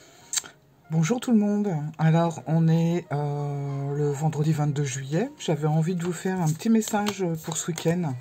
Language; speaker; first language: French; native; French